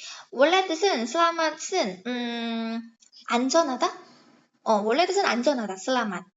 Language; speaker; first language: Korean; non-native, fluent; Indonesian